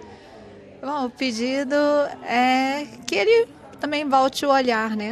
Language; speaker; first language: Portuguese; native; Portuguese